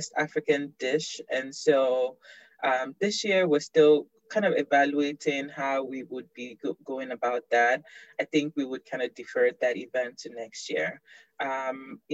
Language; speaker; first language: English; non-native, local second language; Yoruba